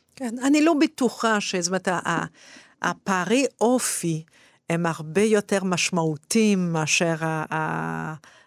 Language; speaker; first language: Hebrew; non-native, fluent; French